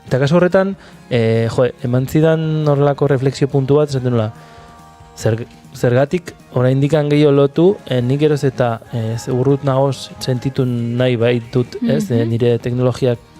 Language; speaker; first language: Basque; native; Basque